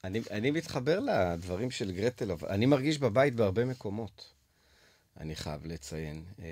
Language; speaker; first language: Hebrew; native; Hebrew